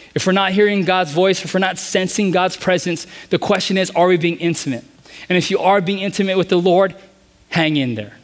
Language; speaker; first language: English; native; English